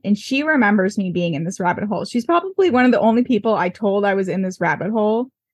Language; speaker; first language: English; native; English